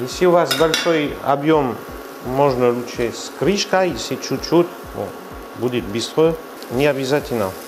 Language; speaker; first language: Russian; non-native, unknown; French